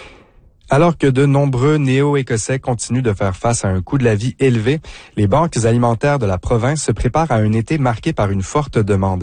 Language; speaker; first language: French; native; French